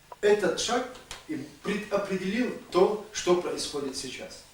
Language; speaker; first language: Russian; non-native, local second language; Chechen